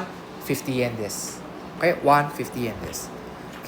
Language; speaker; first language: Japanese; non-native, fluent; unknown